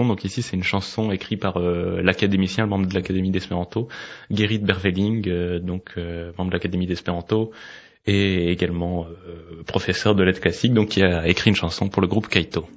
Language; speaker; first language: French; native; French